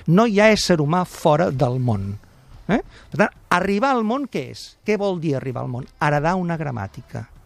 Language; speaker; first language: Catalan; native; Catalan